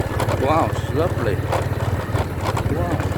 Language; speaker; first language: English; non-native, learner; Vietnamese